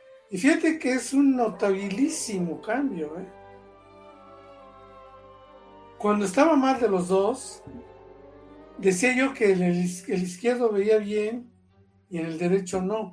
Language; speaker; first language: Spanish; native; Spanish